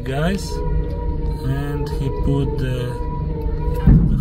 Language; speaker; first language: English; non-native, learner; Polish